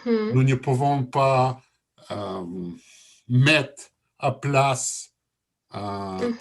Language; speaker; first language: French; non-native, learner; Russian